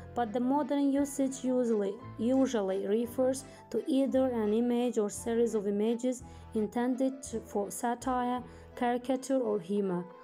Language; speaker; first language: English; non-native, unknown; Azerbaijani